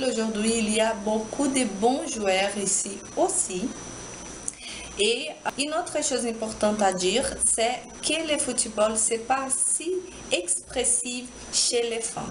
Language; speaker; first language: French; non-native, learner; Portuguese